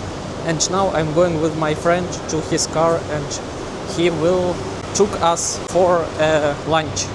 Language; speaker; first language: English; non-native, learner; Russian